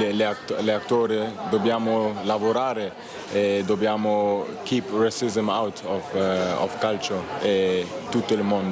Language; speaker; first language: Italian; non-native, learner; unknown